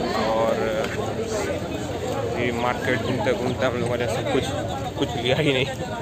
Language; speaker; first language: Hindi; non-native, local second language; Kannada